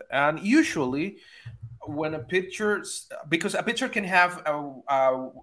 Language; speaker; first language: English; non-native, fluent; Spanish